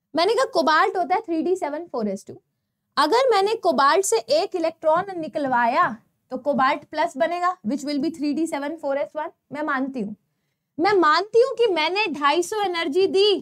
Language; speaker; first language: Hindi; non-native, local second language; Gujarati